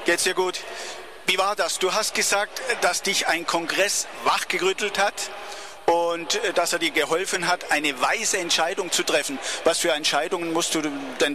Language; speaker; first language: German; native; German